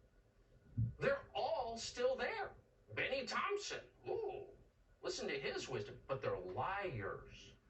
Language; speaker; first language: English; native; English